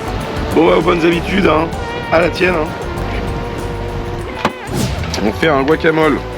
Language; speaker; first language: French; native; French